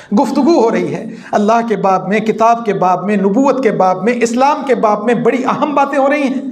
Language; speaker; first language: Urdu; non-native, local second language; Punjabi